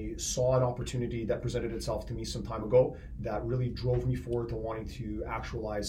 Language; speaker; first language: English; native; English